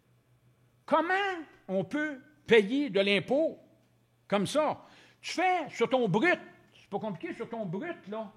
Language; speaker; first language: French; native; French